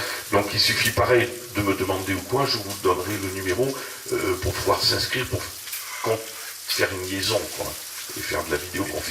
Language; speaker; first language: French; native; French